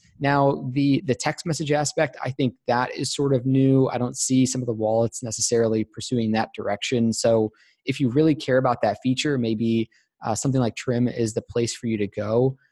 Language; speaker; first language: English; native; English